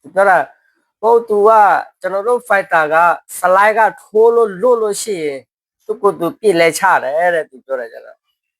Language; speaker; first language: Burmese; native; Burmese